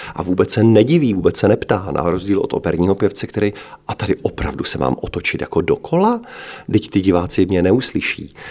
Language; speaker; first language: Czech; native; Czech